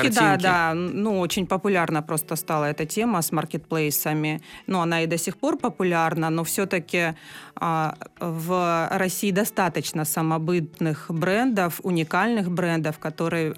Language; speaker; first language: Russian; native; Russian